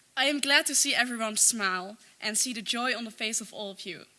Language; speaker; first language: English; non-native, fluent; Dutch